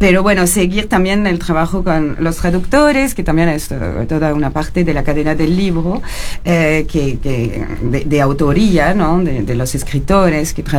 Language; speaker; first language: Spanish; non-native, fluent; French